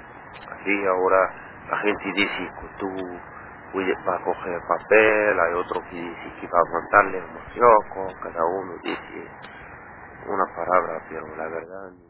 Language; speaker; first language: Spanish; non-native, learner; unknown